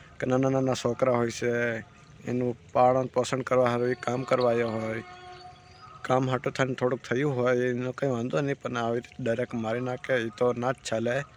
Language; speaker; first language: Gujarati; non-native, local second language; Bhili